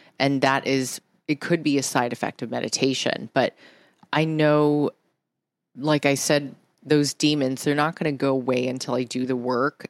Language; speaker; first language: English; early bilingual, other home language; Japanese